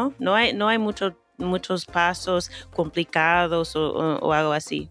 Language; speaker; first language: Spanish; non-native, fluent; English